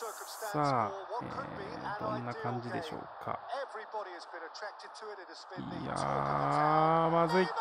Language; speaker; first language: Japanese; native; Japanese